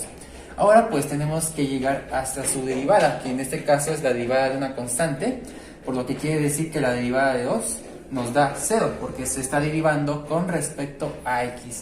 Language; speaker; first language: Spanish; native; Spanish